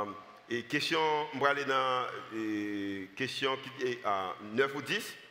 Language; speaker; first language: French; non-native, local second language; Haitian Creole